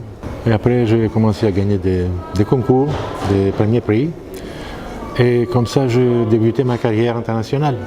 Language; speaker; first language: French; non-native, fluent; Greek